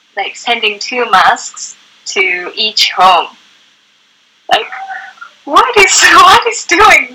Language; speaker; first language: English; non-native, fluent; Japanese